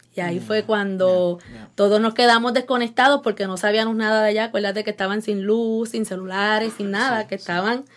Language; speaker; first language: Spanish; native; Spanish